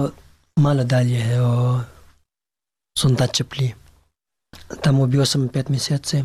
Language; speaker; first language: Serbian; non-native, learner; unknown